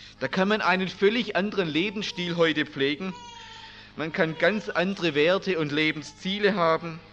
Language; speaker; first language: German; native; German